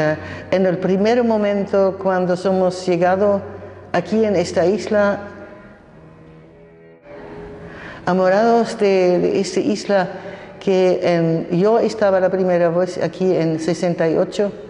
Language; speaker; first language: Spanish; non-native, fluent; German